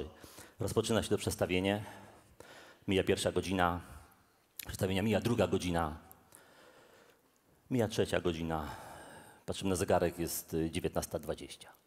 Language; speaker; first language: Polish; native; Polish